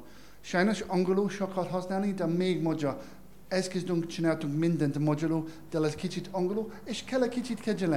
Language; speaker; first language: Hungarian; non-native, learner; English